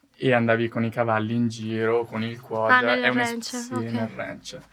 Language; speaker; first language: Italian; native; Italian